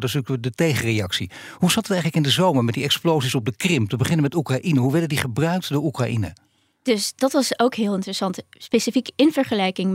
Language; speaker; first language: Dutch; native; Dutch